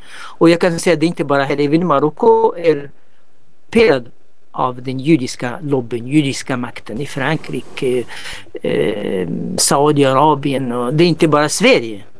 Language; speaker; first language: Swedish; non-native, fluent; Arabic